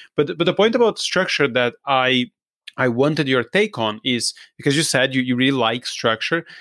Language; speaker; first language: English; non-native, fluent; Portuguese